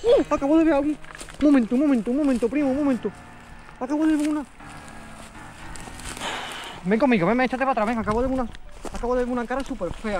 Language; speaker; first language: Spanish; native; Spanish